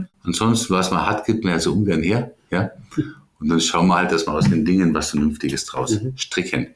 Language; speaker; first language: German; native; German